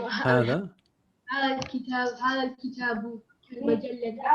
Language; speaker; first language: Arabic; non-native, learner; English